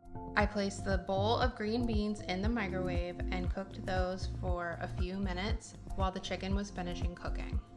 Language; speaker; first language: English; native; English